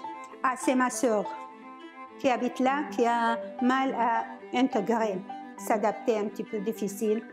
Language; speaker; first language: French; non-native, learner; Arabic